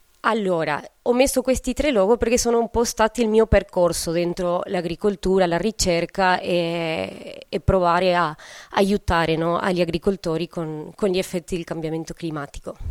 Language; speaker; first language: Italian; non-native, fluent; Spanish